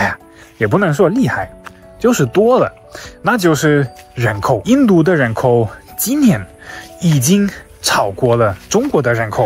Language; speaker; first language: Chinese; non-native, fluent; German